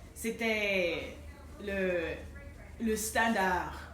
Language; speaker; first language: French; non-native, fluent; English